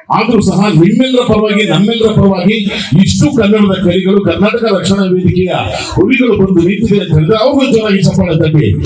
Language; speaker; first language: Kannada; non-native, local second language; Malayalam